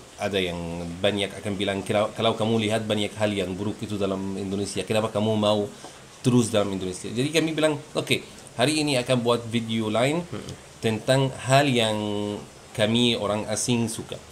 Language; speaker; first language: Indonesian; non-native, learner; French